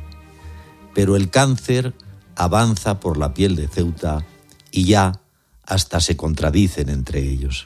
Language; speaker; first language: Spanish; native; Spanish